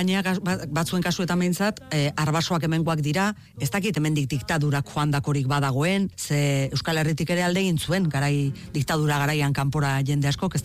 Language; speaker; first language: Basque; native; Basque